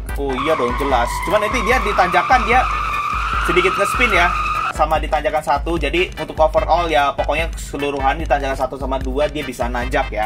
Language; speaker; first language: Indonesian; native; Indonesian